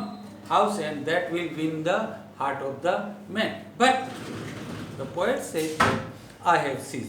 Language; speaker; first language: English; non-native, local second language; Gujarati